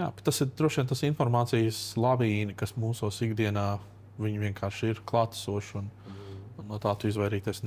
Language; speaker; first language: Latvian; native; Latvian